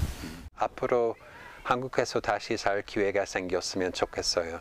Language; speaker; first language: Korean; non-native, fluent; English